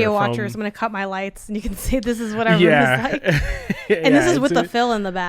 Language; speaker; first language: English; native; English